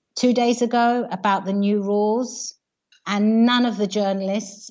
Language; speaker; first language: English; native; English